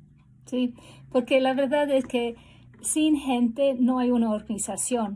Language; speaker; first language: Spanish; non-native, fluent; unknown